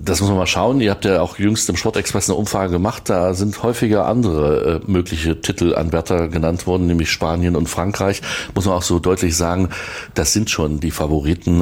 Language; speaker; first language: German; native; German